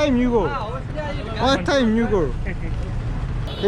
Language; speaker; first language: English; non-native, learner; Korean